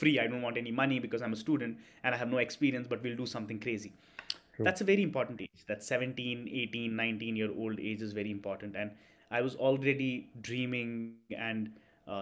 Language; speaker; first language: English; non-native, local second language; Kashmiri